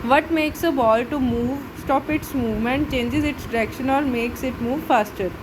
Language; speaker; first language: English; non-native, local second language; Punjabi